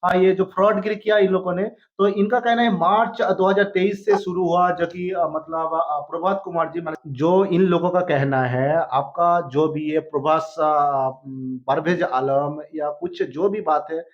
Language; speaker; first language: Hindi; non-native, local second language; Bangla